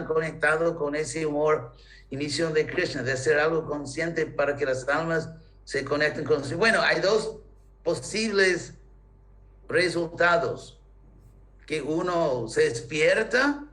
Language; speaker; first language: Spanish; non-native, fluent; English